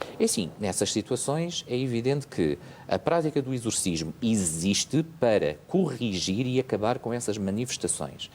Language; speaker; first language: Portuguese; native; Portuguese